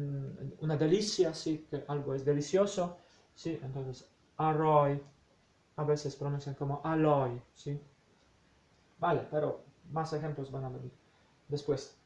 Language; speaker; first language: Spanish; non-native, fluent; Polish